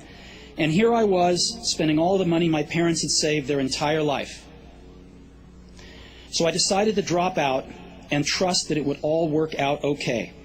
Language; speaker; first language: English; native; English